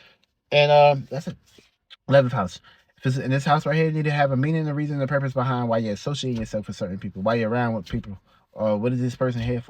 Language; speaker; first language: English; native; English